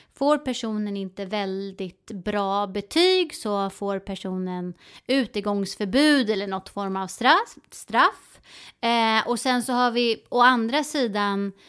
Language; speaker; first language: Swedish; non-native, fluent; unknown